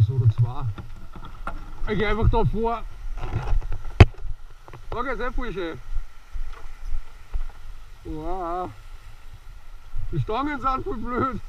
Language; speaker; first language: German; native; German